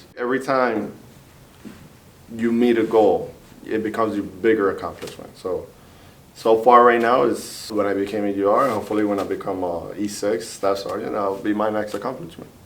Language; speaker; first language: English; early bilingual, other home language; Spanish